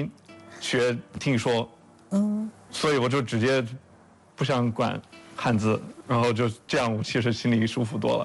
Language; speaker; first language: Chinese; non-native, fluent; English